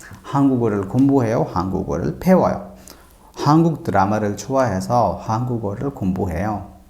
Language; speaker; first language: Korean; non-native, fluent; Hindi